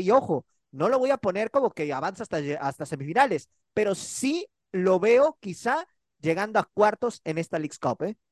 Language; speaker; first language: Spanish; native; Spanish